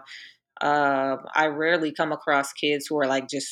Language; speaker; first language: English; native; English